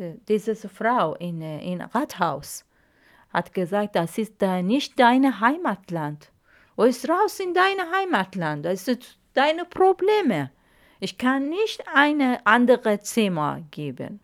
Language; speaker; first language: German; non-native, learner; Arabic